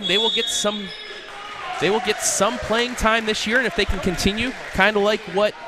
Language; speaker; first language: English; native; English